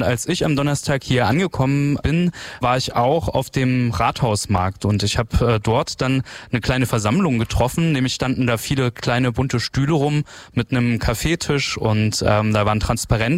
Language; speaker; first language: German; native; German